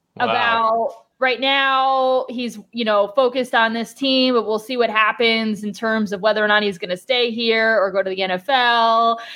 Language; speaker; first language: English; native; English